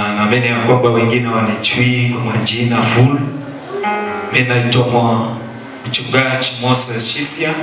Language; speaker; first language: Swahili; non-native, local second language; Luyia